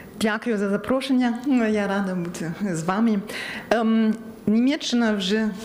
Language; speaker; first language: Ukrainian; non-native, learner; German